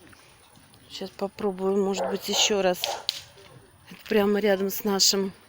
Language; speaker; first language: Russian; non-native, local second language; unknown